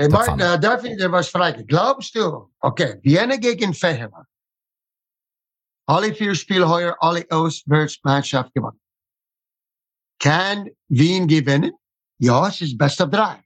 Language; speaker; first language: German; non-native, fluent; English